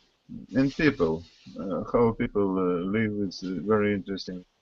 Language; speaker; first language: English; non-native, learner; Russian